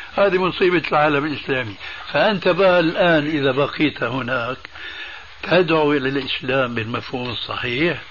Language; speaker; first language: Arabic; early bilingual, other home language; Albanian